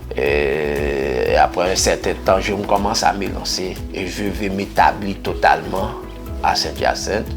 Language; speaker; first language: French; non-native, local second language; Haitian Creole